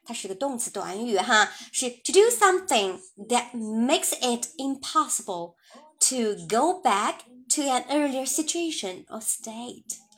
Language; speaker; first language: English; non-native, fluent; Chinese